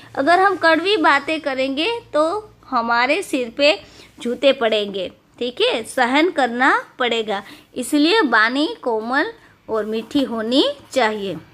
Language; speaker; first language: Hindi; non-native, local second language; Gujarati